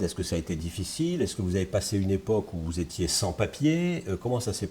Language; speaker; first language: French; native; French